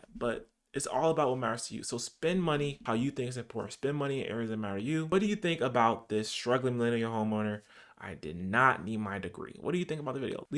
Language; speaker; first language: English; native; English